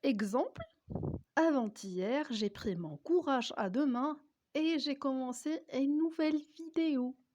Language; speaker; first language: French; non-native, local second language; Arabic